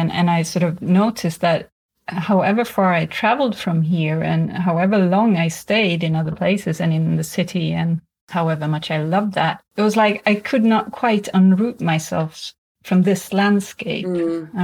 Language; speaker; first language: English; non-native, fluent; Swedish